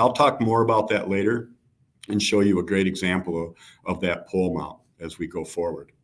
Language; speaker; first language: English; native; English